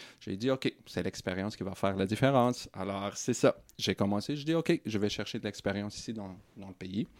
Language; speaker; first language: French; non-native, local second language; Arabic